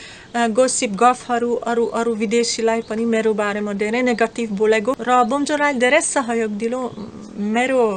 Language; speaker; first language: Nepali; non-native, fluent; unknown